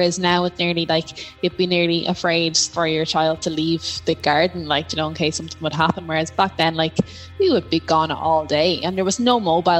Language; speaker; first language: English; native; English